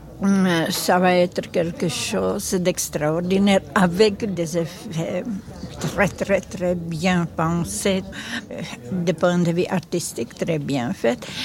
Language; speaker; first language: French; non-native, fluent; Czech